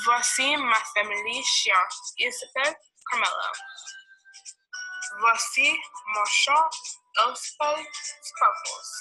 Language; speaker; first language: French; non-native, learner; English